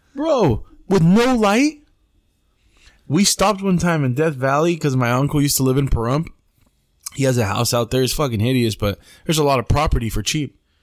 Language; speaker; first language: English; early bilingual, other home language; Spanish